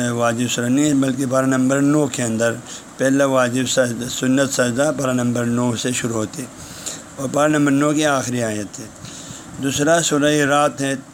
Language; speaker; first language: Urdu; non-native, local second language; Balti